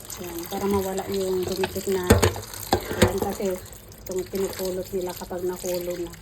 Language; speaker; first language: Filipino; non-native, local second language; Iloko